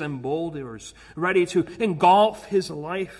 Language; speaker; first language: English; native; English